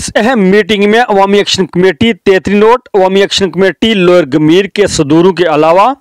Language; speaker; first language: Urdu; non-native, local second language; Punjabi